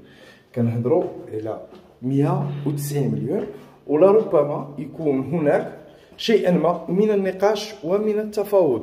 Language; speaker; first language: Arabic; native; Arabic